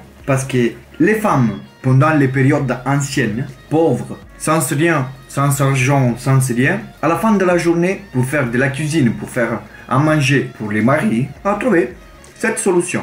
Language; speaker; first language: French; non-native, learner; Italian